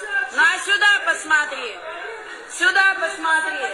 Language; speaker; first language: Russian; non-native, fluent; Armenian